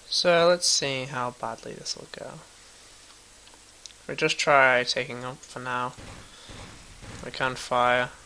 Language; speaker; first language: English; native; English